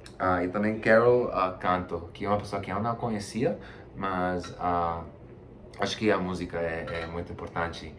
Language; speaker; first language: Portuguese; non-native, fluent; Spanish